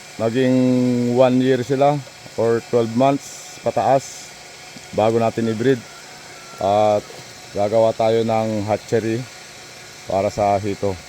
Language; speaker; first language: Filipino; non-native, local second language; Iloko